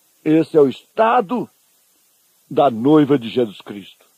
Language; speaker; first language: Portuguese; native; Portuguese